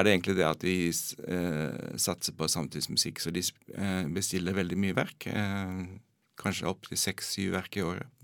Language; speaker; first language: Norwegian; native; Norwegian